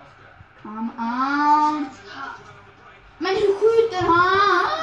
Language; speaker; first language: Swedish; early bilingual, other home language; Kurdish